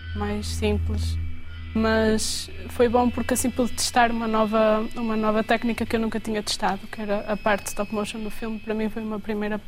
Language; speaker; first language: Portuguese; native; Portuguese